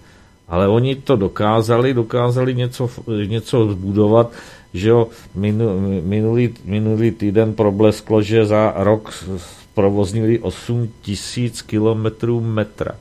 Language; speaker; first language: Czech; native; Czech